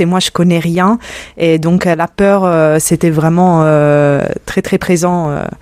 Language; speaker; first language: French; non-native, fluent; Italian